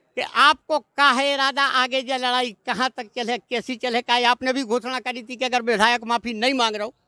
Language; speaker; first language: Hindi; native; Hindi